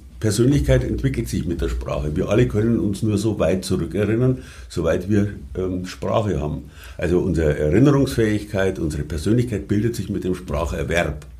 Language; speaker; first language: German; native; German